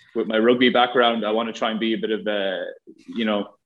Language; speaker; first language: English; native; English